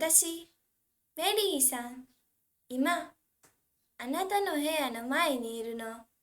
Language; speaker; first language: Japanese; non-native, fluent; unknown